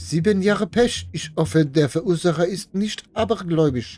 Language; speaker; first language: German; native; German